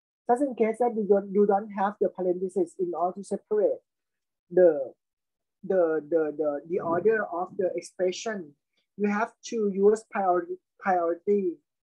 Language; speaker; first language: English; non-native, fluent; Thai